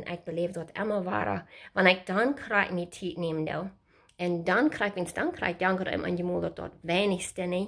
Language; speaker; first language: German; non-native, learner; Plautdietsch